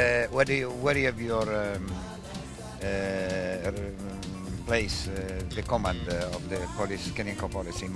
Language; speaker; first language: English; non-native, learner; Italian